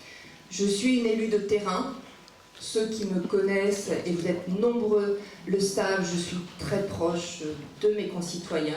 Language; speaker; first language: French; native; French